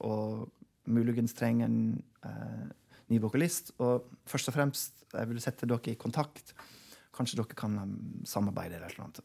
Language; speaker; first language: Norwegian; non-native, fluent; English